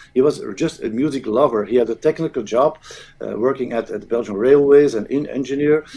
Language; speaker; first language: English; non-native, fluent; Dutch